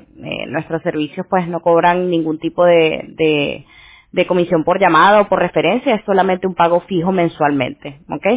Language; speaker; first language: Spanish; non-native, fluent; English